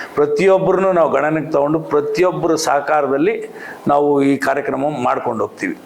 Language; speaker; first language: Kannada; native; Kannada